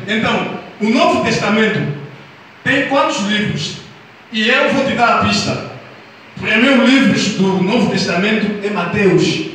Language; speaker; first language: Portuguese; non-native, learner; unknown